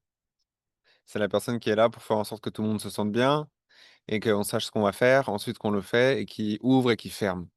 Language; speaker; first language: French; native; French